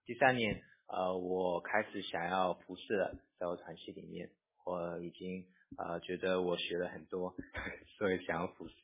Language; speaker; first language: Chinese; early bilingual, heritage; English